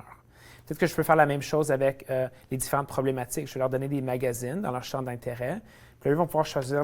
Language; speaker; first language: French; native; French